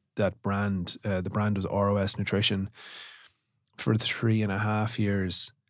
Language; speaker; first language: English; native; English